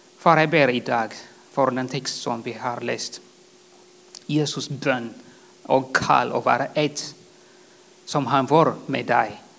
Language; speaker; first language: Swedish; non-native, fluent; Tigrinya